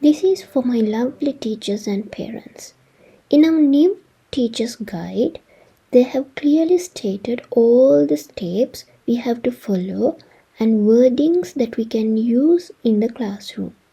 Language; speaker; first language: English; non-native, local second language; Sinhala